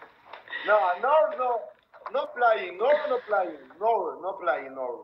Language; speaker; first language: English; non-native, learner; Spanish